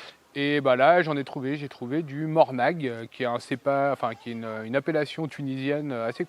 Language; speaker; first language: French; native; French